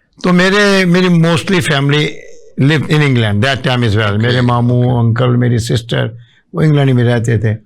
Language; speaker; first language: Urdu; non-native, local second language; Punjabi